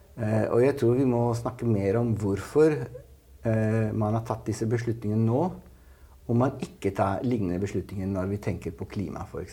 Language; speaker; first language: Norwegian; non-native, fluent; Italian